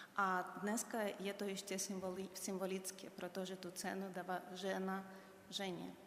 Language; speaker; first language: Czech; non-native, fluent; Ukrainian